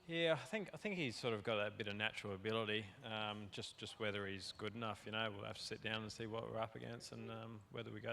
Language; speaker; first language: English; native; English